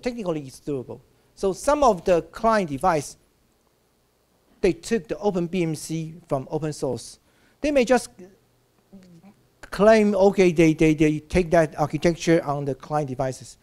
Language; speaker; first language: English; non-native, fluent; Chinese